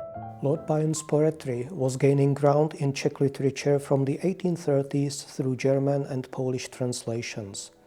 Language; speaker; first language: English; non-native, fluent; Czech